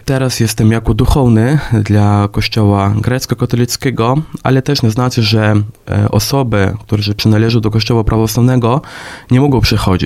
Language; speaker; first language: Polish; non-native, fluent; Ukrainian